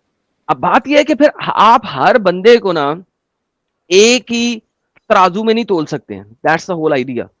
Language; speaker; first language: Hindi; native; Hindi